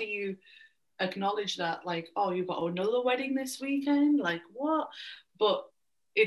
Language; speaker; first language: English; native; English